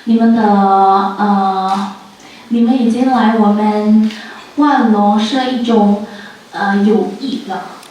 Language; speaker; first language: Chinese; non-native, local second language; Indonesian